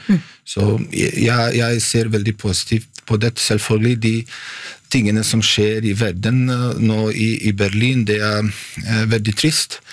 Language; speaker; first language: Norwegian; non-native, fluent; Bosnian